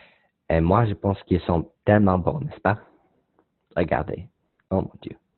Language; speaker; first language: French; non-native, learner; English